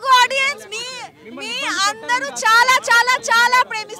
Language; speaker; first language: Telugu; non-native, learner; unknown